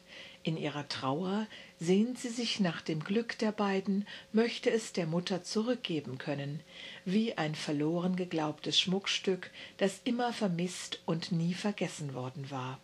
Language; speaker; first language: German; native; German